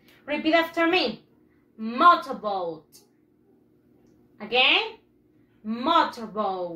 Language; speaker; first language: English; non-native, fluent; Spanish